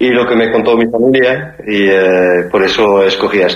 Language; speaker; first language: Spanish; early bilingual, heritage; Spanish